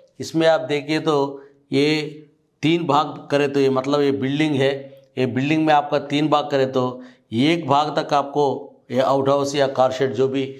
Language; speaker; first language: Hindi; non-native, local second language; Telugu